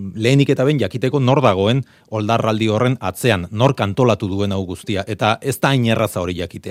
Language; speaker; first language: Basque; native; Basque